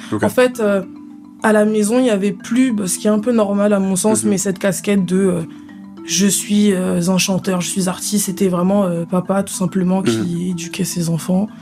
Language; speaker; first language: French; native; French